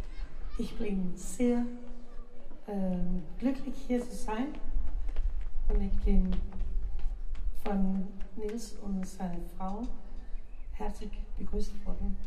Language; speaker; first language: German; non-native, learner; Danish